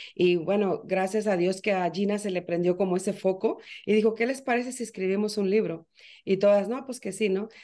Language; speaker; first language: Spanish; native; Spanish